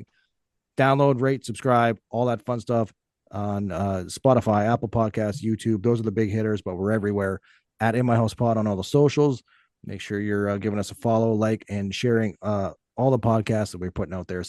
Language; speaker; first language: English; native; English